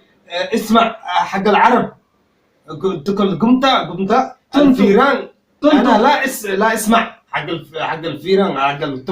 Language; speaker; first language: Arabic; non-native, learner; Somali